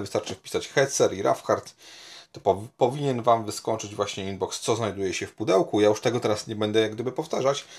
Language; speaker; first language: Polish; native; Polish